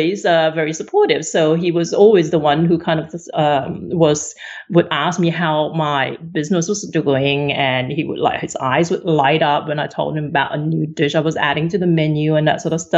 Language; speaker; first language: English; non-native, local second language; Cantonese